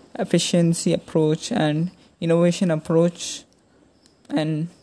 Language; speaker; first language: English; non-native, local second language; Telugu